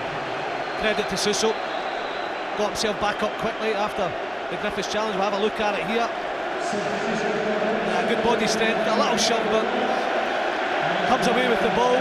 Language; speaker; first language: English; native; English